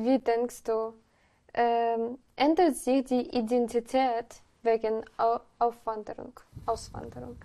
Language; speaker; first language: German; non-native, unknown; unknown